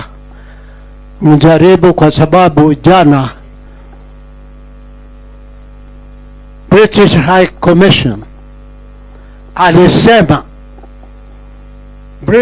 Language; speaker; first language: Swahili; non-native, local second language; Kikuyu